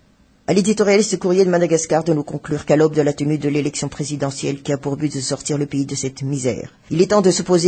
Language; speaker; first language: French; non-native, local second language; Malagasy